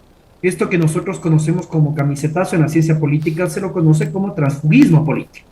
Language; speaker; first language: Spanish; native; Spanish